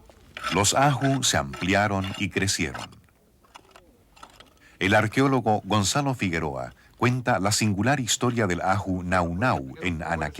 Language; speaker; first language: Spanish; native; Spanish